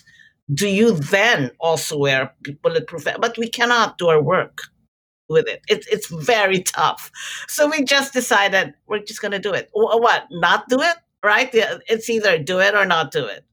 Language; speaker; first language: English; non-native, local second language; Filipino